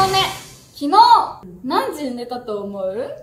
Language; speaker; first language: Japanese; native; Japanese